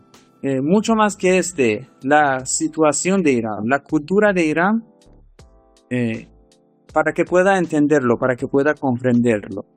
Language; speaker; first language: Spanish; non-native, fluent; Persian